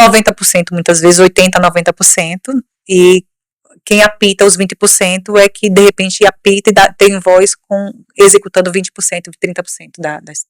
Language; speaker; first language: Portuguese; native; Portuguese